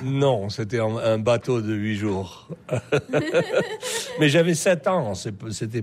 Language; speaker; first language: French; non-native, learner; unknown